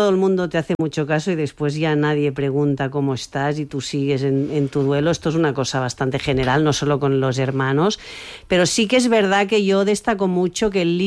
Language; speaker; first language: Spanish; native; Spanish